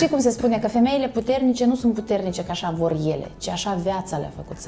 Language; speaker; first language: Romanian; native; Romanian